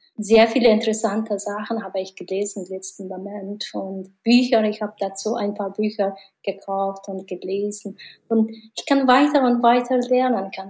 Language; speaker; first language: German; non-native, learner; Mongolian